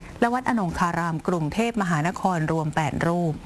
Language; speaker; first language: Thai; native; Thai